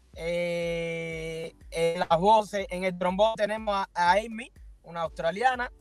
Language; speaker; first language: Spanish; native; Spanish